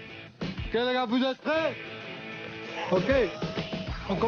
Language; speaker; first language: French; non-native, local second language; Dutch